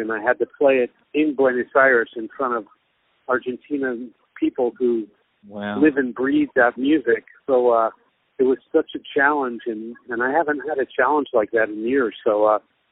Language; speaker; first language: English; native; English